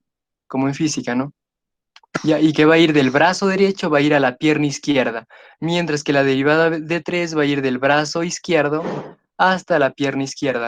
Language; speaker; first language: Spanish; native; Spanish